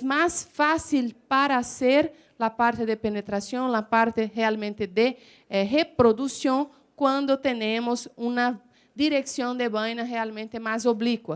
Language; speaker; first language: Spanish; non-native, fluent; Portuguese